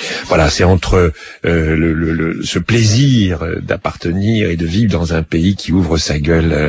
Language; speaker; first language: French; native; French